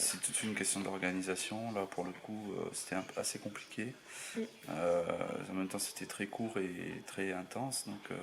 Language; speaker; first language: French; native; French